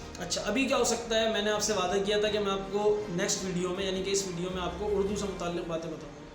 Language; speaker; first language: Urdu; native; Urdu